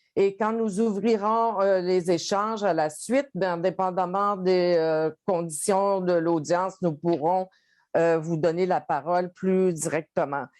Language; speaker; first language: French; native; French